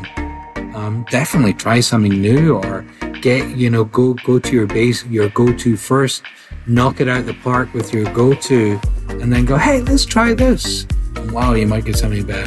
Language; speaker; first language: English; native; English